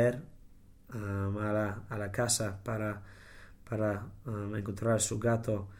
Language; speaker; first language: Spanish; non-native, learner; English